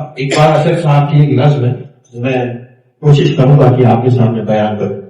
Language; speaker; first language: Urdu; non-native, local second language; Marathi